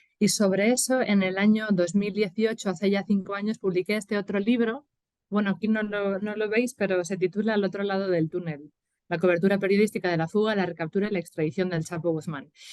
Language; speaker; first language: Spanish; native; Spanish